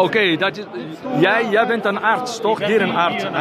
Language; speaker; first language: Dutch; non-native, learner; Arabic